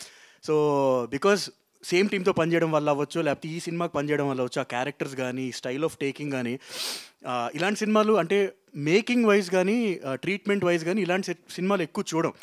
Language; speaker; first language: Telugu; native; Telugu